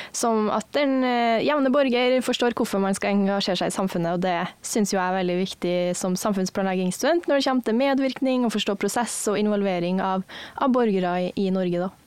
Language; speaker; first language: Norwegian; native; Norwegian